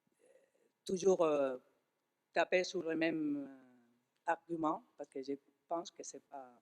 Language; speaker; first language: French; non-native, fluent; Spanish